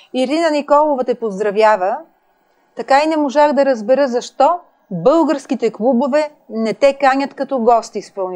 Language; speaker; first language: Bulgarian; native; Bulgarian